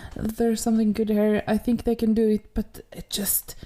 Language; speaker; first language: English; non-native, fluent; Norwegian